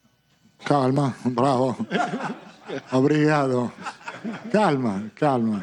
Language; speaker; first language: Portuguese; non-native, fluent; Italian